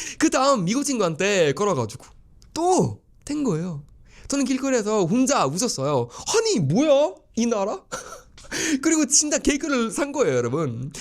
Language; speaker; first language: Korean; non-native, fluent; Swedish